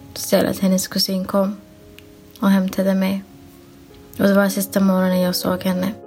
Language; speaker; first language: Swedish; early bilingual, other home language; Somali